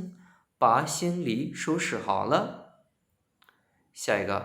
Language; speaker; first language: Chinese; non-native, fluent; Burmese